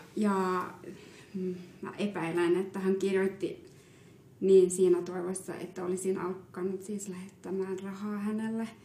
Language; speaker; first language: Finnish; early bilingual, other home language; Amharic